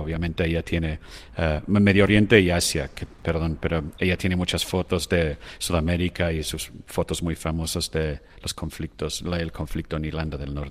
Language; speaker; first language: Spanish; non-native, fluent; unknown